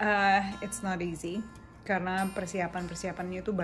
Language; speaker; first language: Indonesian; native; Indonesian